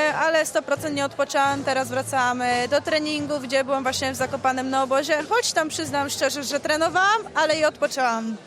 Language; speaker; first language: Polish; native; Polish